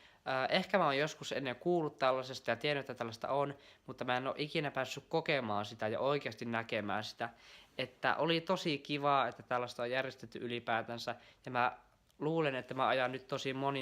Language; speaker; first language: Finnish; native; Finnish